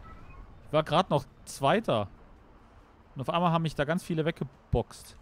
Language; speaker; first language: German; native; German